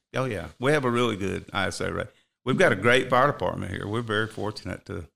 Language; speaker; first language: English; native; English